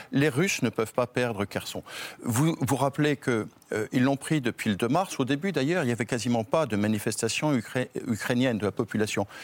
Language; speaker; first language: French; native; French